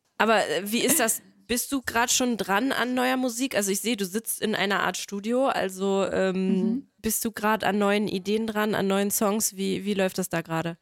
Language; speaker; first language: German; native; German